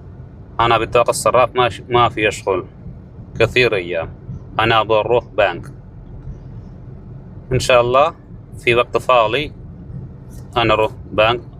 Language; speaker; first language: Arabic; non-native, learner; Malayalam